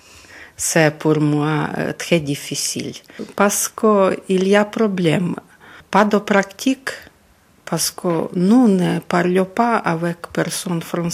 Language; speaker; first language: French; non-native, learner; Russian